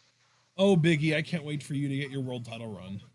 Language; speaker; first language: English; native; English